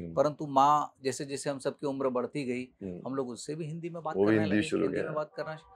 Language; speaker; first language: Hindi; native; Hindi